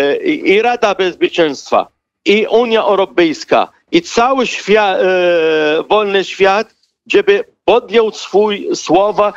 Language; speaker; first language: Polish; non-native, fluent; Arabic